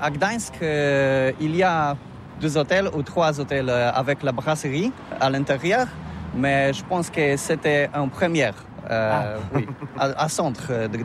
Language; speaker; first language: French; non-native, learner; Polish